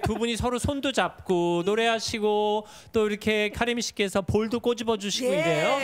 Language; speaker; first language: Korean; native; Korean